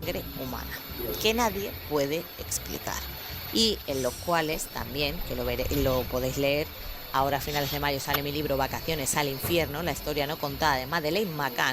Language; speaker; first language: Spanish; native; Spanish